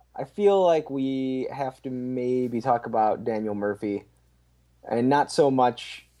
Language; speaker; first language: English; native; English